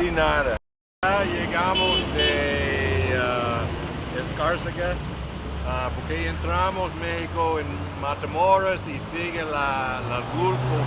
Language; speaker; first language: Spanish; non-native, learner; English